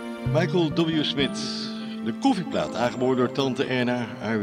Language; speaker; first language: Dutch; native; Dutch